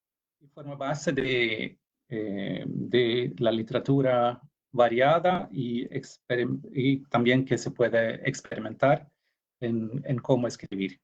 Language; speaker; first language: Spanish; non-native, fluent; Norwegian